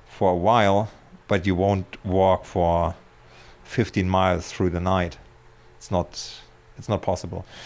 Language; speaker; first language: English; non-native, fluent; German